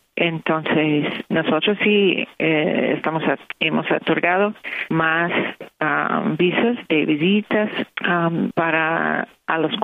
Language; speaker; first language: Spanish; non-native, fluent; English